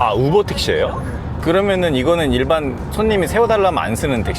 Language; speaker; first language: Korean; native; Korean